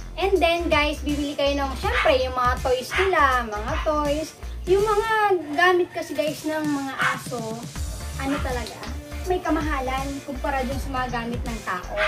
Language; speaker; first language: Filipino; non-native, local second language; Bikol